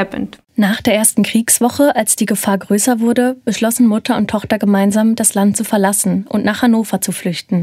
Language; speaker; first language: German; native; German